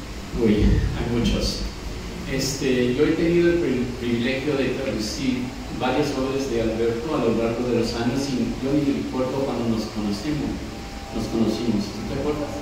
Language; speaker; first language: Spanish; non-native, fluent; English